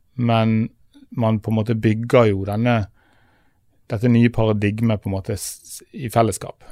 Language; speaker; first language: Norwegian; native; Norwegian